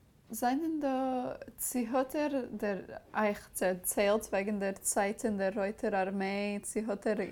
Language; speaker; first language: German; non-native, fluent; English